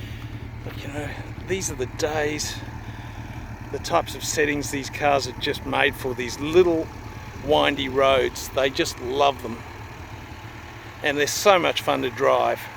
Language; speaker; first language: English; native; English